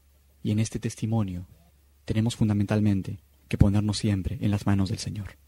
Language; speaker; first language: Spanish; native; Spanish